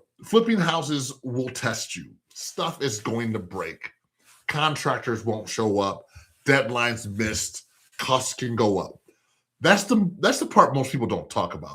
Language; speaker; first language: English; native; English